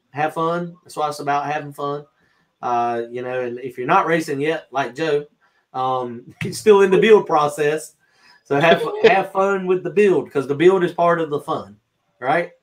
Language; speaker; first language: English; native; English